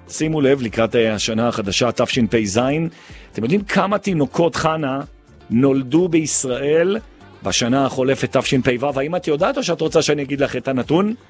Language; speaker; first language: Hebrew; native; Hebrew